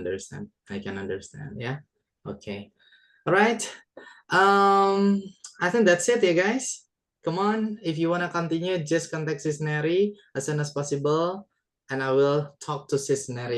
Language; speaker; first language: English; non-native, local second language; Indonesian